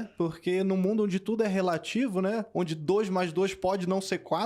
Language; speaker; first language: Portuguese; native; Portuguese